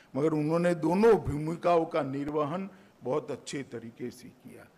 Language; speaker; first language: Hindi; non-native, local second language; Gujarati